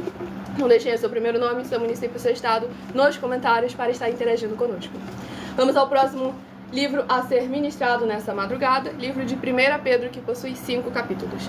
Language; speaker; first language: Portuguese; native; Portuguese